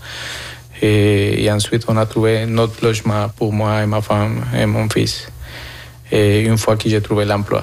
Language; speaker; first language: French; non-native, fluent; Spanish